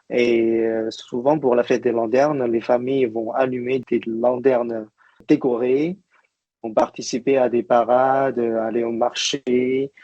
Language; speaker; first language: French; non-native, fluent; Chinese